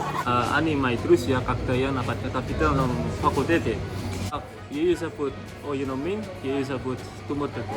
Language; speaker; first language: Russian; non-native, learner; Indonesian